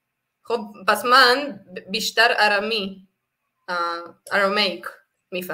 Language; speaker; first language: Persian; non-native, fluent; Hebrew